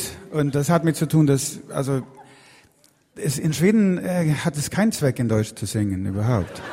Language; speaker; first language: German; non-native, learner; Swedish